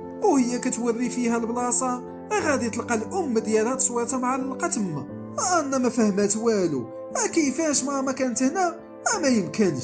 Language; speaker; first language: Arabic; native; Arabic